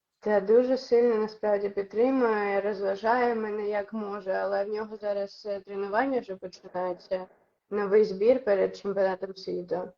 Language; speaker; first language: Ukrainian; non-native, local second language; Russian